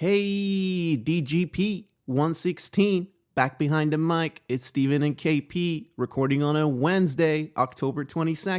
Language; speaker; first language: English; native; English